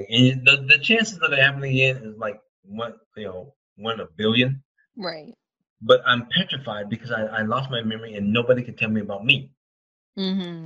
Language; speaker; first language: English; native; English